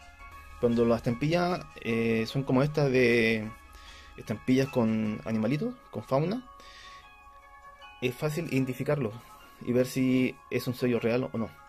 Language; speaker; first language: Spanish; native; Spanish